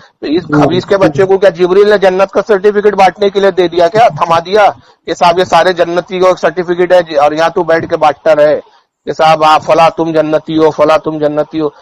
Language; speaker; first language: Urdu; native; Urdu